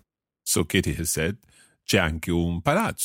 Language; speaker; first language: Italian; non-native, fluent; English